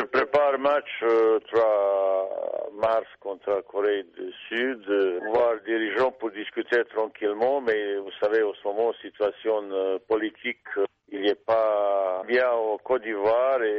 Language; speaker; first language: French; non-native, fluent; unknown